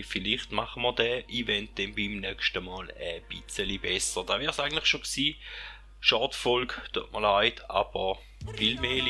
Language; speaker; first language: German; native; German